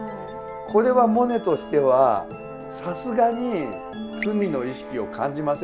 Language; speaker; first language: Japanese; native; Japanese